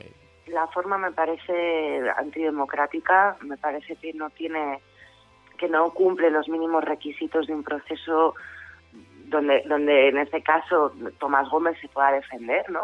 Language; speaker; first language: Spanish; native; Spanish